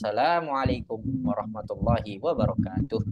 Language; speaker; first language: Arabic; non-native, fluent; Indonesian